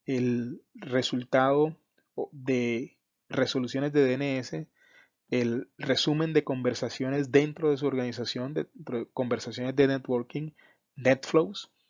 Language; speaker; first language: Spanish; native; Spanish